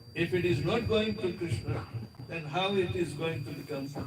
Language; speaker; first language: English; non-native, local second language; Hindi